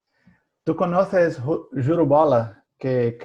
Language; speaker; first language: Spanish; non-native, fluent; Portuguese